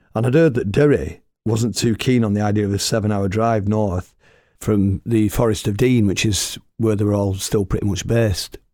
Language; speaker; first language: English; native; English